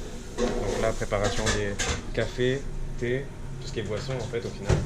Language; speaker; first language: French; native; French